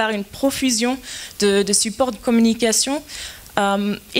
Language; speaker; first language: French; non-native, fluent; German